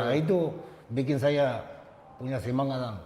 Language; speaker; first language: Indonesian; non-native, fluent; Spanish